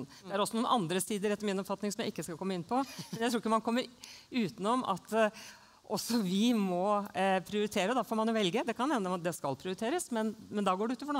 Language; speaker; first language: Norwegian; native; Norwegian